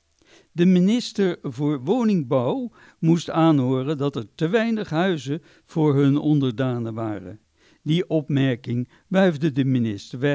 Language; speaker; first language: Dutch; native; Dutch